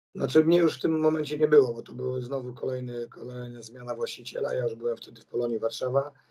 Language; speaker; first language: Polish; native; Polish